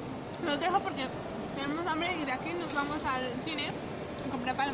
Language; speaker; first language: Spanish; native; Spanish